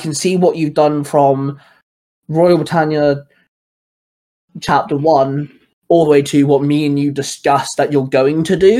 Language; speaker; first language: English; native; English